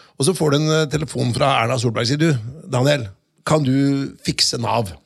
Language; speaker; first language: Norwegian; native; Norwegian